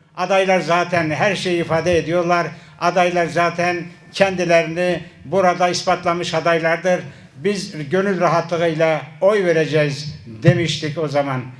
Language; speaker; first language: Turkish; native; Turkish